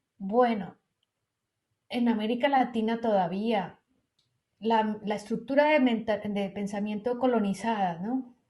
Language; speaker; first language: Spanish; native; Spanish